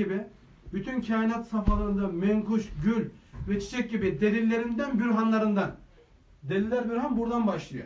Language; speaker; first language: Turkish; native; Turkish